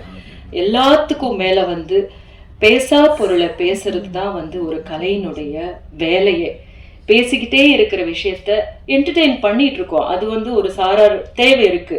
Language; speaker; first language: Tamil; native; Tamil